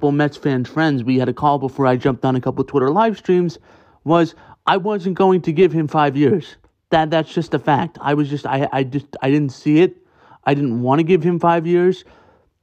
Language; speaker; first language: English; native; English